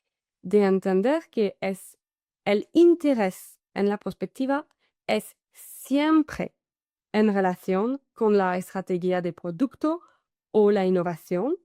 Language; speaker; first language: Spanish; non-native, fluent; French